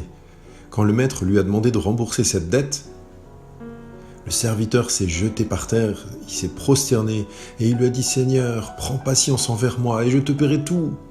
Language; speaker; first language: French; native; French